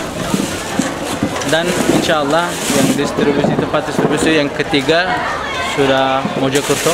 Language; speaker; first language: Indonesian; non-native, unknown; Turkish